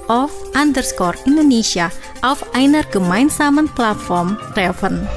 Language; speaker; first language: German; non-native, fluent; Indonesian